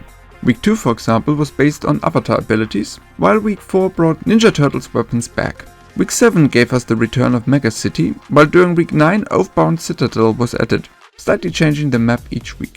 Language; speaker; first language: English; non-native, fluent; German